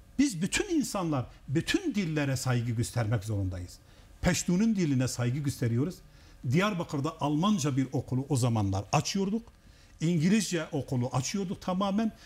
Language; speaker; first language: Turkish; non-native, local second language; Kurdish